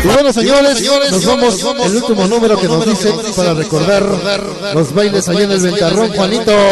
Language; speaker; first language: Spanish; native; Spanish